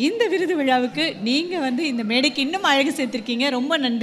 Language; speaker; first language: Tamil; native; Tamil